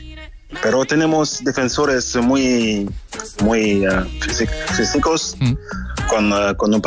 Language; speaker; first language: Spanish; non-native, fluent; French